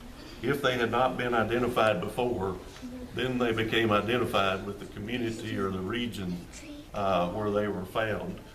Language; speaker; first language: English; native; English